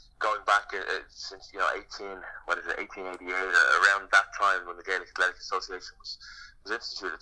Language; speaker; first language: English; native; English